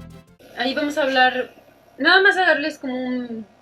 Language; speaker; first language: Spanish; native; Spanish